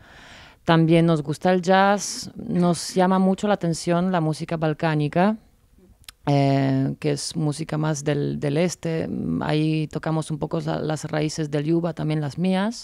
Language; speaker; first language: Spanish; non-native, fluent; Polish